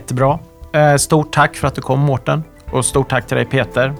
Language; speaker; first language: Swedish; native; Swedish